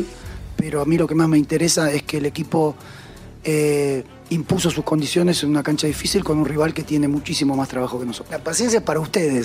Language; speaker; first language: Spanish; native; Spanish